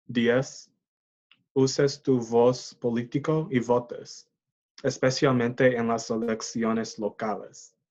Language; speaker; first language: Spanish; non-native, learner; English